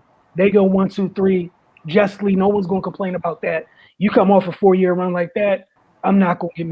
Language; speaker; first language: English; native; English